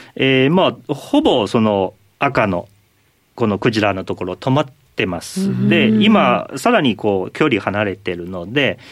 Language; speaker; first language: Japanese; non-native, fluent; Chinese